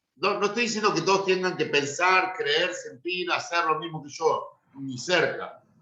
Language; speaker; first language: Spanish; native; Spanish